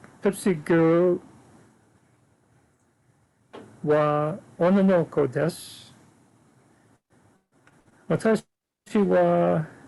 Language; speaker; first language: Japanese; non-native, learner; English